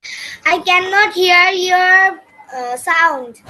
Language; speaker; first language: English; non-native, learner; Bangla